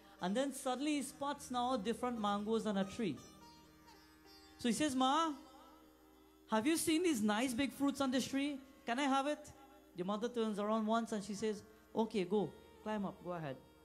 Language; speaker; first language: English; native; English